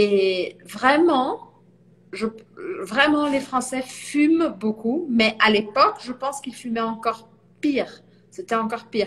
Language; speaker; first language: French; non-native, fluent; Portuguese